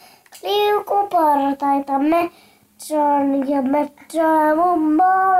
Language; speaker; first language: Finnish; early bilingual, heritage; Finnish